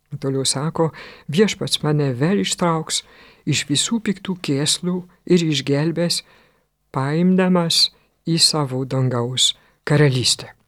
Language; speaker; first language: Lithuanian; non-native, fluent; French